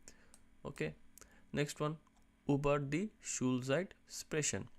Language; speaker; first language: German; non-native, fluent; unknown